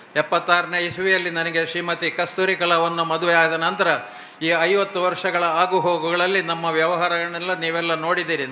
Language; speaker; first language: Kannada; non-native, local second language; Tulu